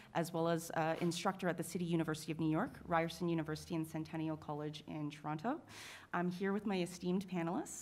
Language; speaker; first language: English; native; English